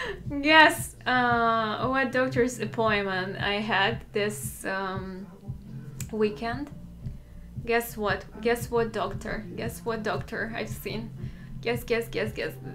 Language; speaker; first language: English; non-native, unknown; Russian